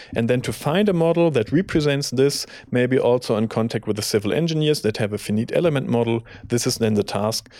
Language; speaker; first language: English; non-native, fluent; German